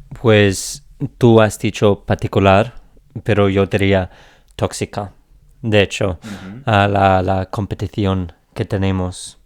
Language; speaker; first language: Spanish; non-native, fluent; English